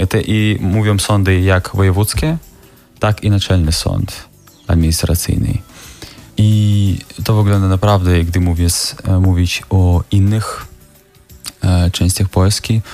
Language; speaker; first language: Polish; non-native, fluent; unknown